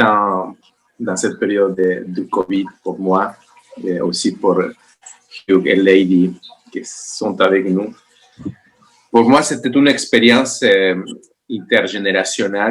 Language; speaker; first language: French; non-native, fluent; Spanish